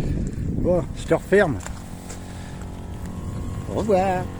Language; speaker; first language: French; native; French